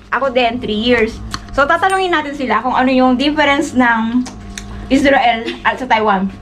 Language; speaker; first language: Filipino; native; Filipino